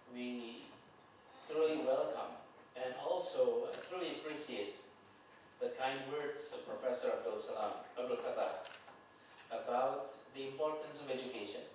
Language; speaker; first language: English; non-native, fluent; Indonesian